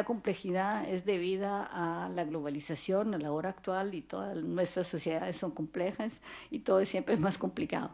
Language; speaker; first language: Spanish; non-native, fluent; Italian